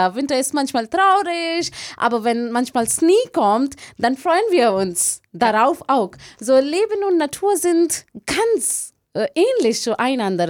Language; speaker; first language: German; non-native, learner; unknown